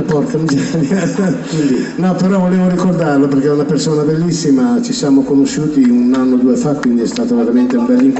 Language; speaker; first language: Italian; native; Italian